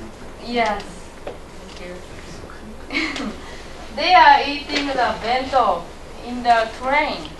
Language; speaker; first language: English; non-native, learner; Japanese